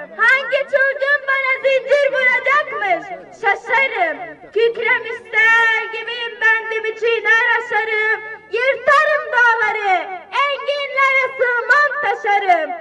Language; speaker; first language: Turkish; early bilingual, other home language; Arabic